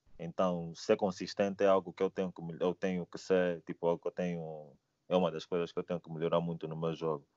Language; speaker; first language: Portuguese; native; Portuguese